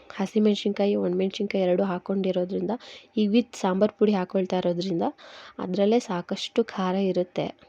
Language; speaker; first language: Kannada; native; Kannada